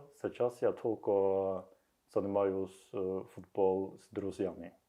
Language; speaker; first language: Russian; non-native, learner; Norwegian